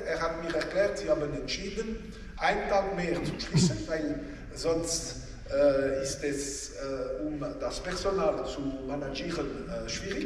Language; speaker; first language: German; non-native, local second language; French